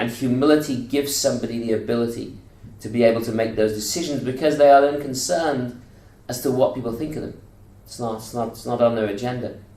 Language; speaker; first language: English; native; English